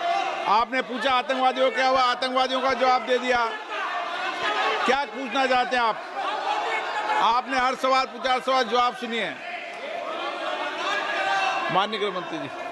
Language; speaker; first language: Hindi; native; Hindi